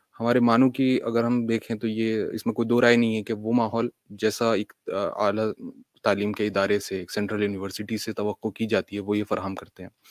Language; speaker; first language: Urdu; native; Urdu